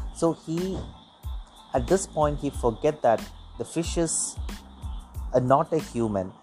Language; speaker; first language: English; non-native, local second language; Malayalam